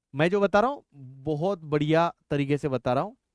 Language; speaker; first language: Hindi; non-native, local second language; Marathi